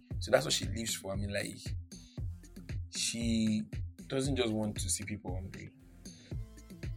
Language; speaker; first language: English; non-native, local second language; Yoruba